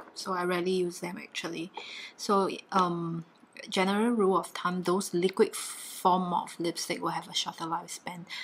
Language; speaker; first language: English; non-native, local second language; Chinese